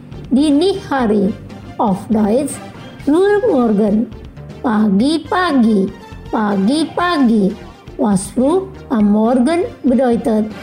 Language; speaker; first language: German; non-native, fluent; Indonesian